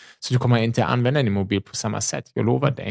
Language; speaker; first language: Swedish; non-native, fluent; German